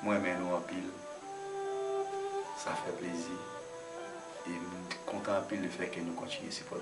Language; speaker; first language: French; non-native, local second language; Haitian Creole